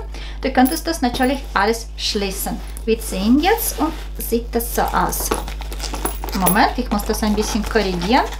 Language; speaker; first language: German; non-native, fluent; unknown